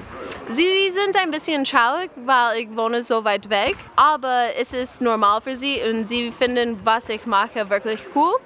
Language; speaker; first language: German; non-native, learner; English